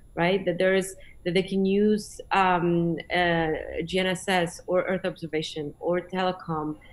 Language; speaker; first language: English; non-native, fluent; Polish